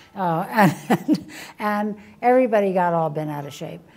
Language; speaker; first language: English; native; English